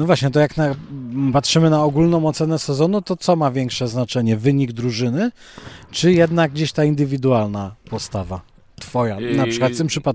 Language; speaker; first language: Polish; native; Polish